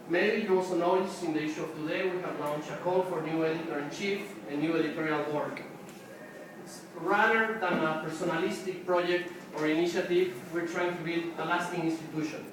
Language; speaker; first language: English; non-native, fluent; Spanish